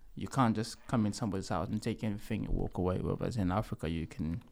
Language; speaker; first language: English; early bilingual, other home language; Lingala